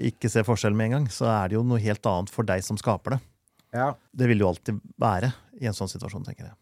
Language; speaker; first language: Norwegian; native; Norwegian